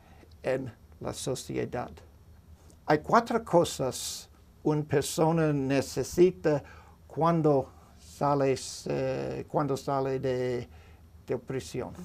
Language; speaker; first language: Spanish; non-native, learner; English